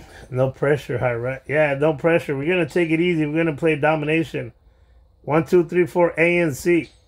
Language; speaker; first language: English; early bilingual, other home language; Spanish